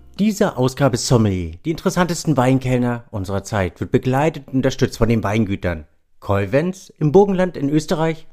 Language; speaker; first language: German; native; German